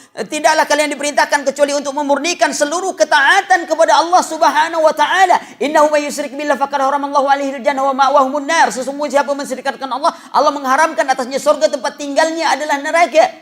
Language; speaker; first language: Malay; native; Malay